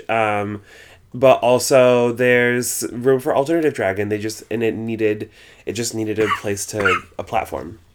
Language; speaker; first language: English; native; English